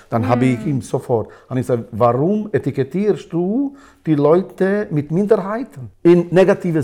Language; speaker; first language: German; non-native, learner; Albanian